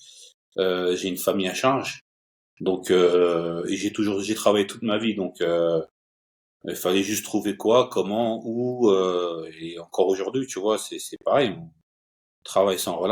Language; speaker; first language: French; early bilingual, other home language; Turkish